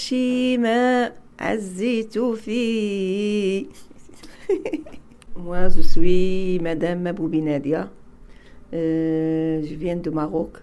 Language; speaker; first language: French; non-native, learner; Arabic